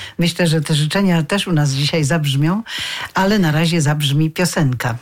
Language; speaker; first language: Polish; native; Polish